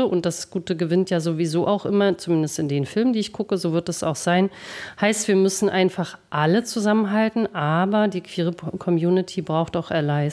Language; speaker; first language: German; native; German